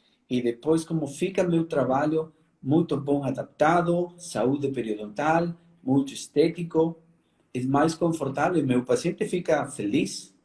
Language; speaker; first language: Portuguese; non-native, fluent; Spanish